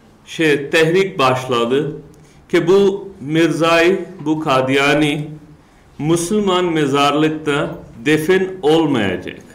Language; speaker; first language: Turkish; non-native, learner; Urdu